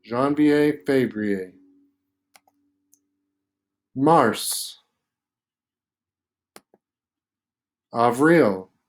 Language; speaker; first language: French; non-native, fluent; English